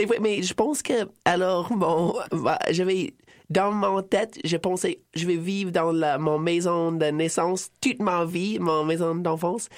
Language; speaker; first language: French; non-native, fluent; English